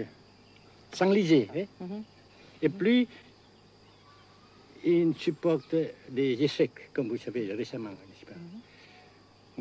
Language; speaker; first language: French; non-native, local second language; Vietnamese